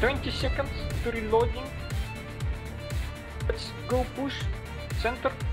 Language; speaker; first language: English; non-native, learner; Russian